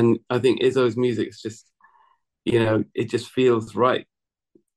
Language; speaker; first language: English; native; English